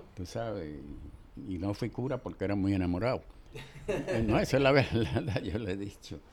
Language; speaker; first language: Spanish; native; Spanish